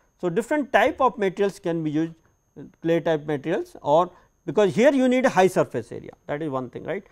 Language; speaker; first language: English; non-native, local second language; Hindi